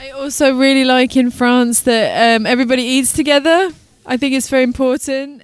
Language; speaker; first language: English; native; English